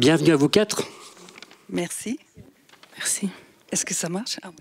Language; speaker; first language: French; non-native, fluent; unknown